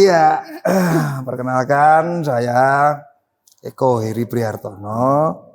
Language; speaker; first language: Indonesian; native; Indonesian